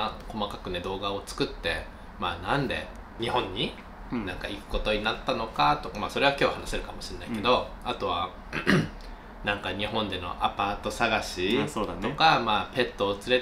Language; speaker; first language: Japanese; native; Japanese